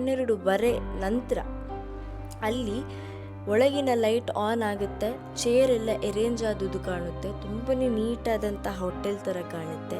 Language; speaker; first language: Kannada; native; Kannada